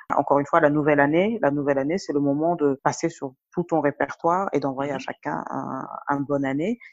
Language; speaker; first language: French; non-native, local second language; Wolof